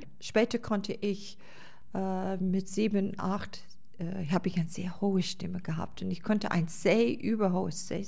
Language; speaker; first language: German; non-native, fluent; English